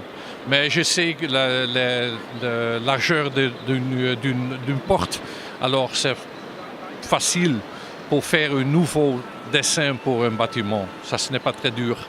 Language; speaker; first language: French; non-native, learner; German